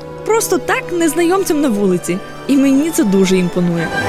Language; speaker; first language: Ukrainian; native; Ukrainian